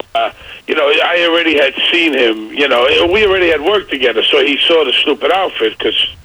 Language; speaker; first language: English; native; English